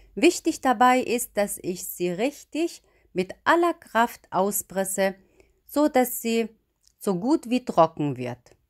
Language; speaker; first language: German; non-native, fluent; Arabic